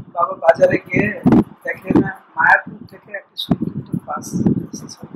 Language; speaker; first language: Bangla; native; Bangla